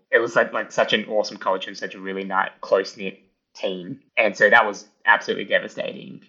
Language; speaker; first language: English; early bilingual, other home language; Italian